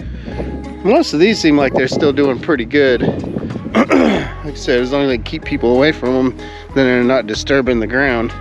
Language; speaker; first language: English; native; English